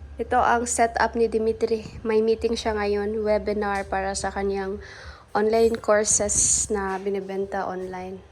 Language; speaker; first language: Filipino; native; Filipino